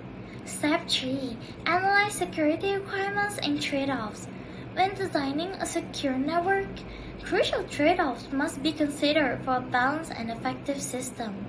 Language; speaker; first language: English; non-native, local second language; Malay